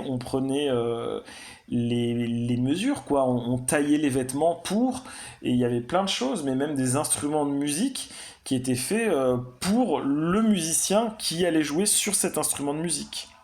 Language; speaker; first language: French; native; French